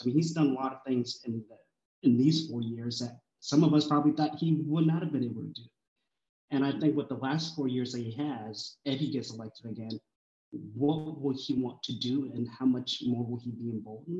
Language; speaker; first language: English; early bilingual, other home language; Swahili